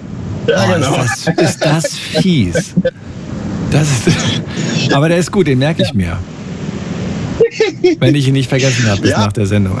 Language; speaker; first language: German; native; German